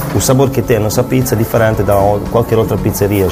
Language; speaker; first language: Portuguese; non-native, fluent; Italian